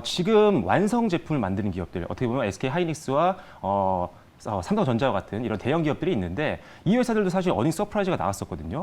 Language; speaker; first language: Korean; native; Korean